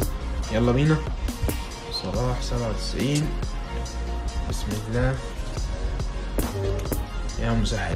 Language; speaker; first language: Arabic; native; Arabic